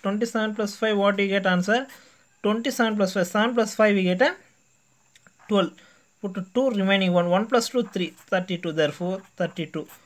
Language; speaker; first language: English; non-native, local second language; Tamil